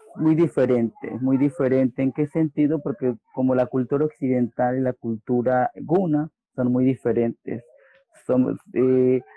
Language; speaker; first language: Spanish; non-native, local second language; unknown